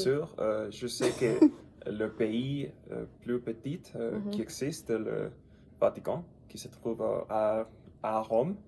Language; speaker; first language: French; non-native, learner; English